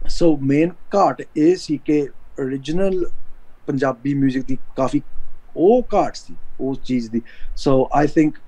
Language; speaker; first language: Punjabi; early bilingual, heritage; Punjabi